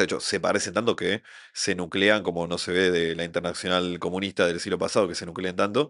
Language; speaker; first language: Spanish; native; Spanish